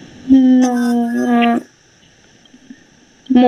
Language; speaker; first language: English; non-native, learner; Bangla